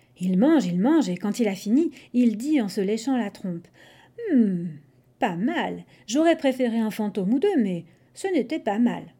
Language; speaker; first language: French; non-native, fluent; English